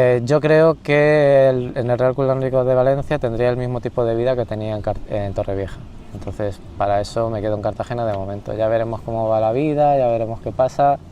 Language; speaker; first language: Spanish; native; Spanish